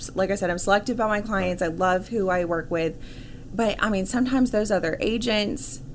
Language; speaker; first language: English; native; English